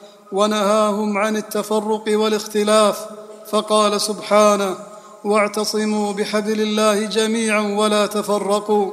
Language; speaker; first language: Arabic; native; Arabic